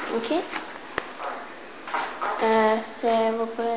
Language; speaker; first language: French; non-native, learner; English